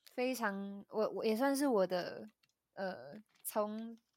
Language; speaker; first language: Chinese; native; Chinese